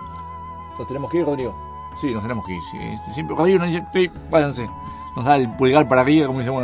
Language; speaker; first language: Spanish; native; Spanish